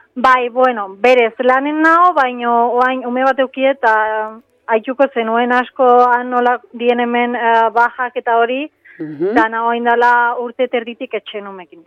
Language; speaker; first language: Basque; native; Basque